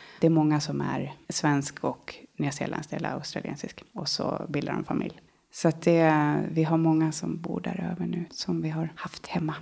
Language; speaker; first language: Swedish; native; Swedish